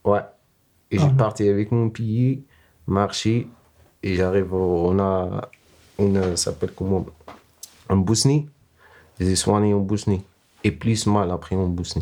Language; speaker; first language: French; non-native, learner; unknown